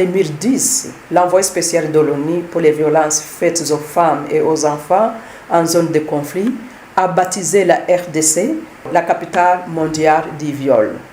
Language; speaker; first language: French; non-native, local second language; Kinyarwanda